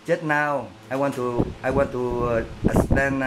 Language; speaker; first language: English; non-native, learner; Vietnamese